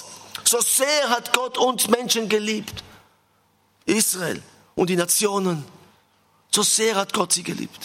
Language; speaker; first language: German; non-native, fluent; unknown